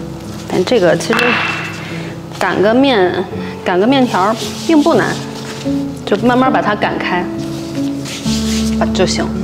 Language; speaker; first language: Chinese; native; Chinese